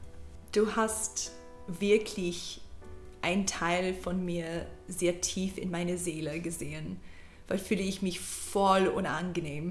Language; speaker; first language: German; non-native, learner; English